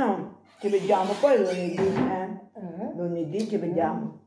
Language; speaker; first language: Italian; non-native, learner; Filipino